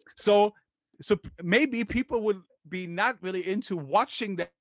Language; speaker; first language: English; non-native, fluent; German